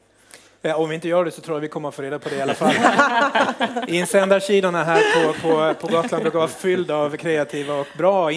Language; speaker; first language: Swedish; native; Swedish